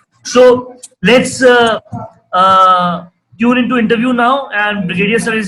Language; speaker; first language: English; non-native, local second language; Hindi